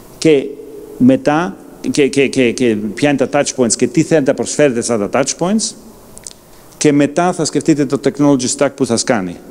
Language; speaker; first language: Greek; non-native, fluent; German